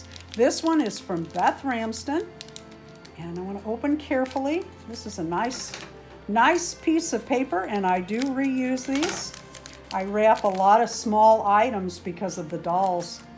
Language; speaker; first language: English; native; English